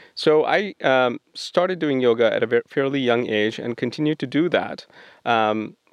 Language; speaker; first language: English; non-native, local second language; Bangla